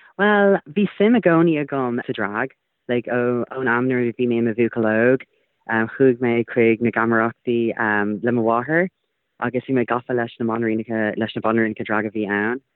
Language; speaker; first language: Irish; non-native, local second language; English